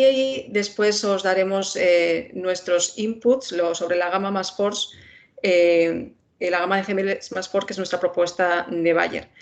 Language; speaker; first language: Spanish; native; Spanish